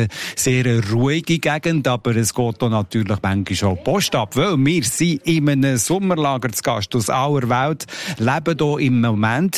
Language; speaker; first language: German; native; German